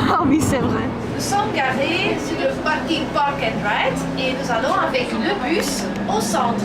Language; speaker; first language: French; non-native, learner; Dutch